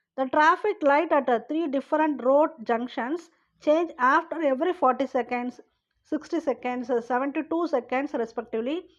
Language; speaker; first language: English; non-native, local second language; Tamil